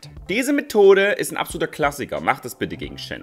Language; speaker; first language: German; native; German